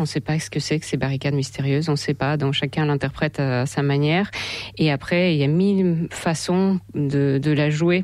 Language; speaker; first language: French; non-native, fluent; Russian